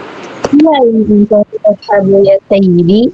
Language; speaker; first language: Arabic; non-native, learner; Indonesian